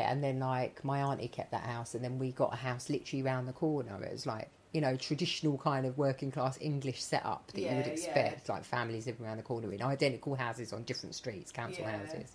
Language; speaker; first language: English; native; English